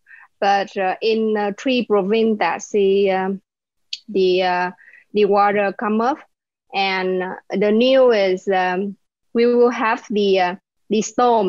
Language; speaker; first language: English; non-native, learner; Vietnamese